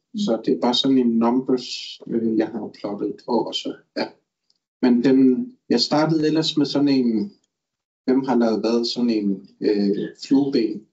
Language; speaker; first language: Danish; non-native, local second language; Kalaallisut